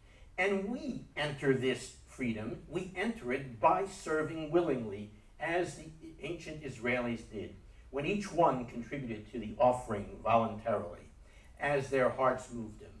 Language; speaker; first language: English; native; English